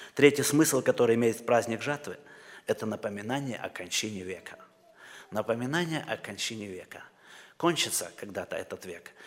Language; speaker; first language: Russian; native; Russian